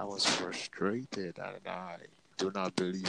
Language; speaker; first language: English; non-native, local second language; Igbo